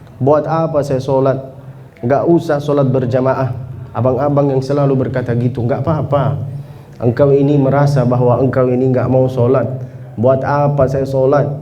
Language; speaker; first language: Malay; non-native, fluent; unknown